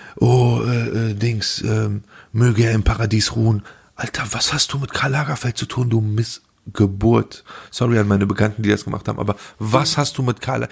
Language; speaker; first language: German; early bilingual, other home language; Turkish